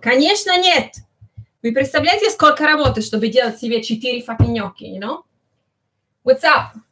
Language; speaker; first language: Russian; early bilingual, heritage; Italian